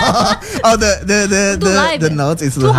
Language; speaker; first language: English; non-native, fluent; Indonesian